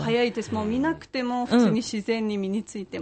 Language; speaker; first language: Japanese; non-native, fluent; Mongolian